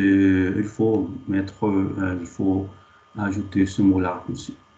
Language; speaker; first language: French; non-native, fluent; Portuguese